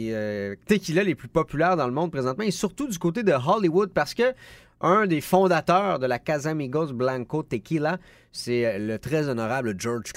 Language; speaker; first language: French; native; French